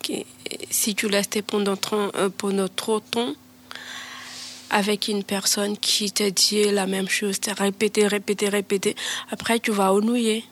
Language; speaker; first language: French; non-native, learner; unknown